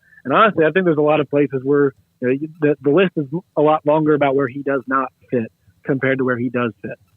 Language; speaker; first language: English; native; English